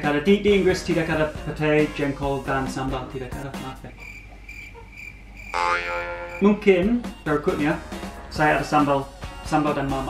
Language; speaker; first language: Indonesian; non-native, learner; English